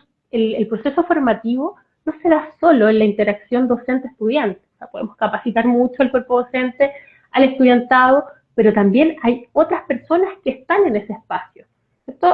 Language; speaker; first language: Spanish; native; Spanish